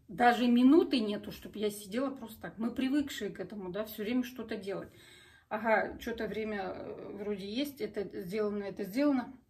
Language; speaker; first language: Russian; native; Russian